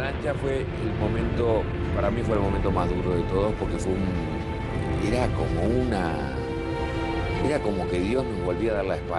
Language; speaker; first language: Spanish; native; Spanish